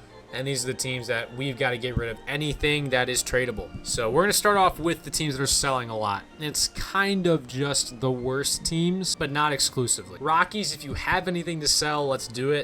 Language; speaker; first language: English; native; English